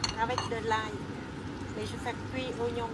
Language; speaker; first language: French; non-native, learner; Vietnamese